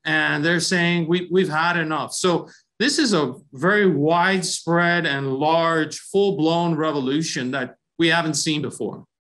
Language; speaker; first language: English; early bilingual, other home language; Persian